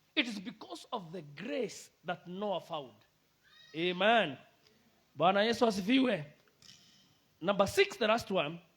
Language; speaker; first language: English; non-native, local second language; Swahili